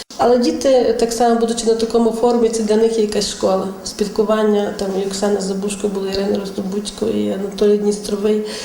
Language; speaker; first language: Ukrainian; native; Ukrainian